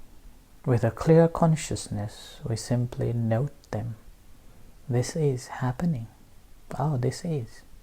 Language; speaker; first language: English; non-native, fluent; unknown